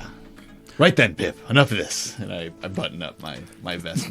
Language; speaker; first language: English; native; English